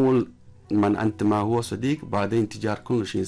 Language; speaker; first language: Arabic; non-native, learner; Chinese